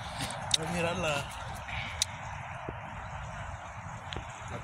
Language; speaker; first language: Spanish; early bilingual, heritage; Spanish